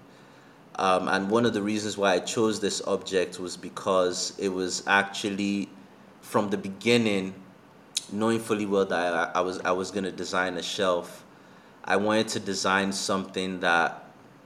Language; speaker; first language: English; non-native, local second language; Yoruba